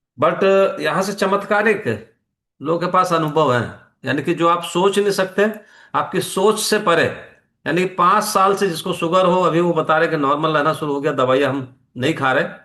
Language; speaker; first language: Hindi; native; Hindi